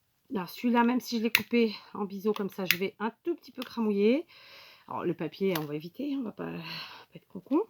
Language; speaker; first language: French; native; French